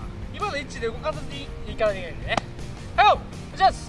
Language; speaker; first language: Japanese; native; Japanese